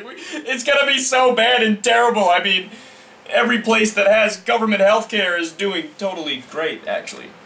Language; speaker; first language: English; native; English